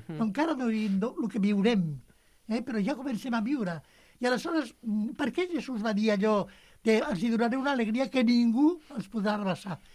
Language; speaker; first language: Catalan; native; Catalan